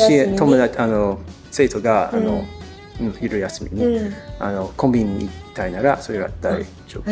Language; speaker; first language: Japanese; non-native, learner; English